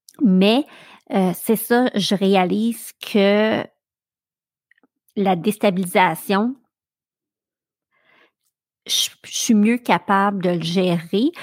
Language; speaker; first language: French; native; French